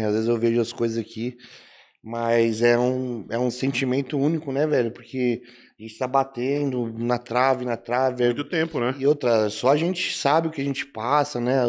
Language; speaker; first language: Portuguese; native; Portuguese